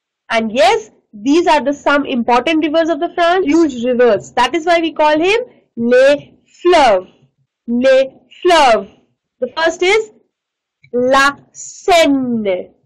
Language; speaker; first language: English; non-native, local second language; Hindi